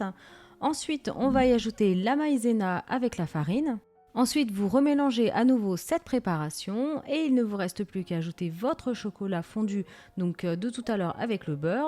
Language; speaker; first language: French; native; French